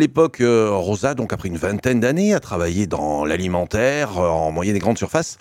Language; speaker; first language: French; native; French